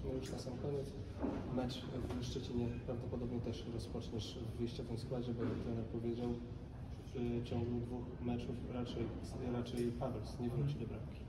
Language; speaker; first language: Polish; native; Polish